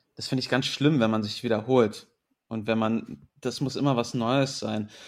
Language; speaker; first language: German; native; German